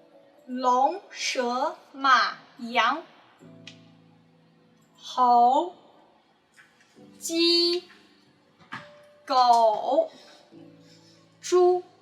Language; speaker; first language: Chinese; non-native, fluent; English